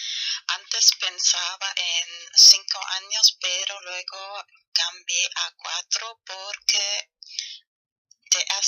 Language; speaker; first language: Spanish; non-native, fluent; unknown